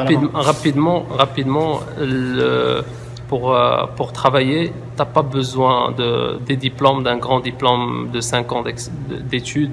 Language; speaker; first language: French; non-native, local second language; Arabic